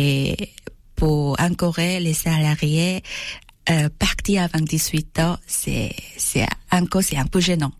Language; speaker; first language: French; non-native, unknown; Korean